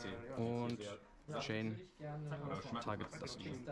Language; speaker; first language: German; native; German